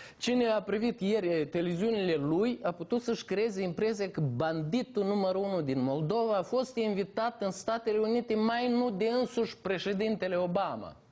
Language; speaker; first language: Romanian; native; Romanian